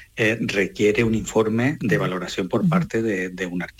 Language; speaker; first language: Spanish; native; Spanish